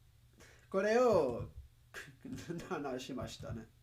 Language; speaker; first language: Japanese; non-native, learner; Spanish